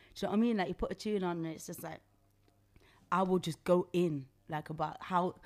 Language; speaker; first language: English; native; English